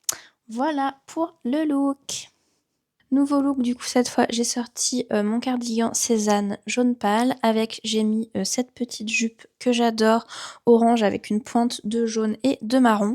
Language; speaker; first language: French; native; French